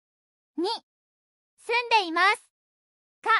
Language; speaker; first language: Japanese; non-native, learner; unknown